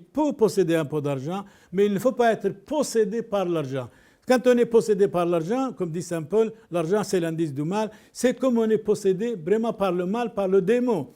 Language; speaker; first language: French; non-native, local second language; Arabic